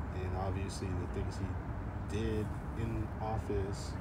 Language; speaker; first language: English; native; English